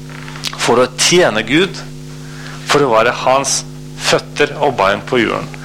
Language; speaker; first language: Norwegian; non-native, fluent; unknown